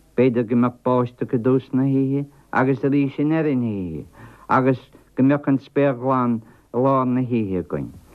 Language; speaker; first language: Irish; non-native, local second language; English